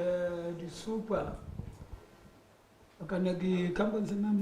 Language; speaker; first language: Afrikaans; non-native, learner; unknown